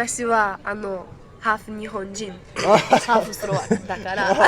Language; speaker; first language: Japanese; non-native, learner; Slovak